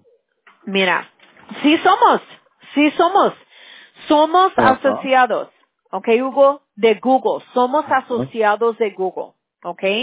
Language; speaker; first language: Spanish; early bilingual, heritage; Spanish